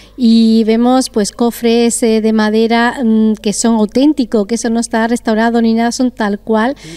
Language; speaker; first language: Spanish; native; Spanish